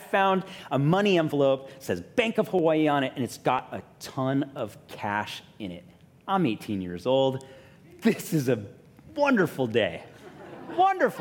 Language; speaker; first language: English; native; English